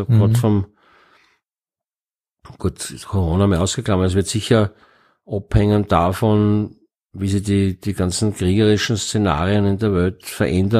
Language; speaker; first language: German; native; German